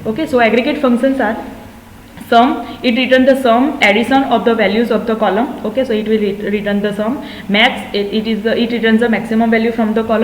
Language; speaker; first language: English; non-native, local second language; Gujarati